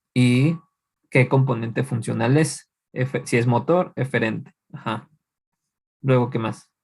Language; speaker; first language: Spanish; native; Spanish